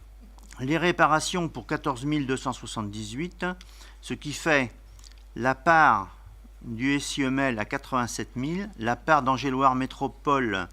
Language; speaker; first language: French; native; French